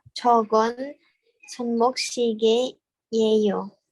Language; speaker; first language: Korean; non-native, learner; Indonesian